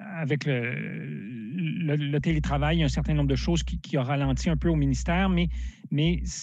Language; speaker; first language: French; native; French